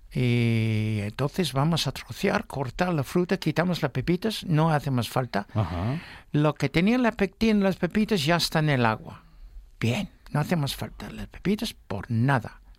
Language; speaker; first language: Spanish; non-native, fluent; English